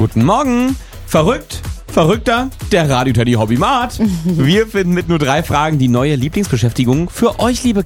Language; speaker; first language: German; native; German